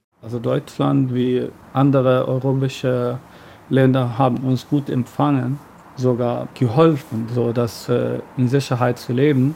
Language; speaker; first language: German; non-native, learner; Arabic